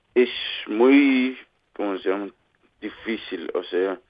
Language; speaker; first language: Spanish; non-native, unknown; Kalaallisut